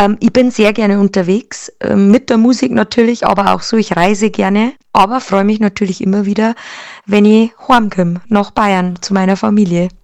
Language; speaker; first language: German; native; German